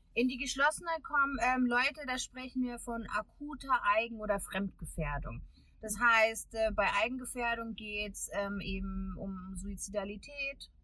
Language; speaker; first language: German; early bilingual, other home language; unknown